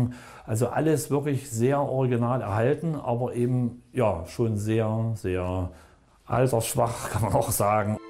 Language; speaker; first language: German; native; German